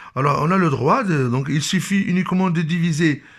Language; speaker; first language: French; non-native, local second language; Arabic